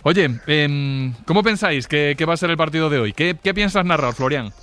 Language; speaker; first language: Spanish; native; Spanish